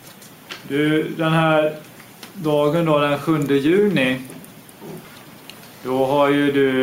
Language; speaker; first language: Swedish; native; Swedish